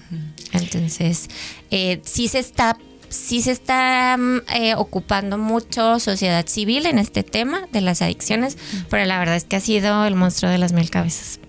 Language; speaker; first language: Spanish; native; Spanish